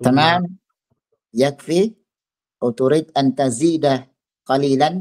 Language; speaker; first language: Arabic; non-native, fluent; Indonesian